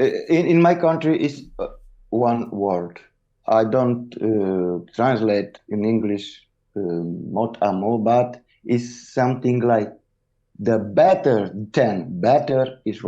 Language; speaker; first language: English; non-native, learner; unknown